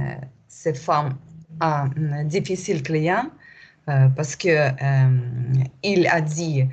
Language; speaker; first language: French; non-native, learner; Russian